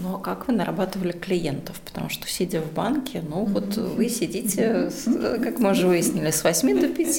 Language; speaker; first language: Russian; native; Russian